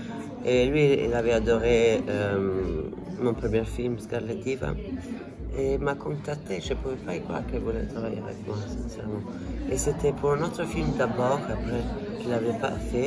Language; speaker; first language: French; non-native, fluent; Italian